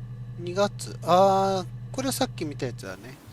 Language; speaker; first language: Japanese; native; Japanese